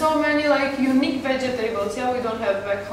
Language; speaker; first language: English; non-native, fluent; Romanian